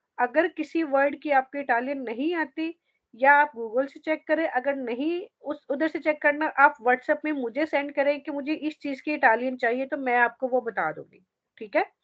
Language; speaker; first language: Urdu; native; Urdu